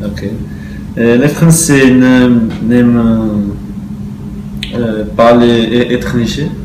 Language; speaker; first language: French; non-native, learner; Portuguese